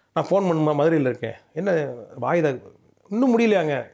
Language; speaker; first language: Tamil; native; Tamil